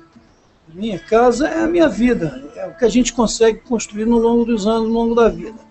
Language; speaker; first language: Portuguese; native; Portuguese